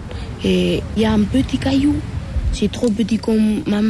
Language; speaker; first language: French; non-native, learner; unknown